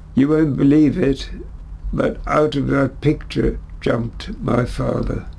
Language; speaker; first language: English; early bilingual, other home language; German